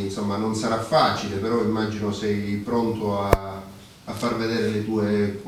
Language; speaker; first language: Italian; native; Italian